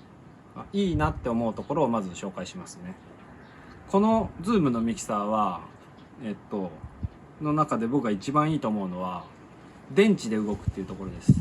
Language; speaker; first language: Japanese; native; Japanese